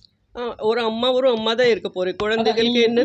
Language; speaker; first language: Tamil; non-native, learner; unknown